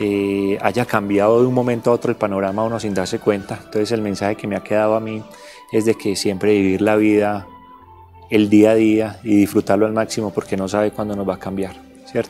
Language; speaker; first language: Spanish; native; Spanish